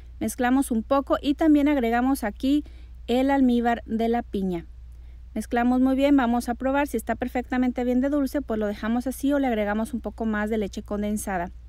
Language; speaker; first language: Spanish; native; Spanish